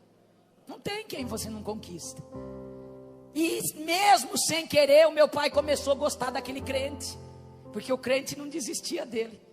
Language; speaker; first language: Portuguese; native; Portuguese